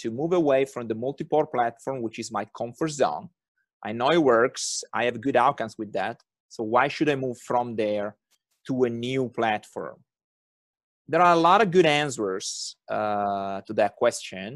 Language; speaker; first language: English; non-native, fluent; Italian